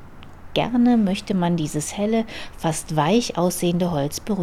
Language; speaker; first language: German; native; German